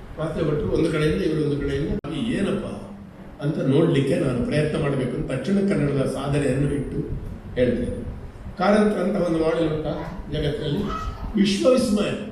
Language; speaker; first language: Kannada; non-native, local second language; Konkani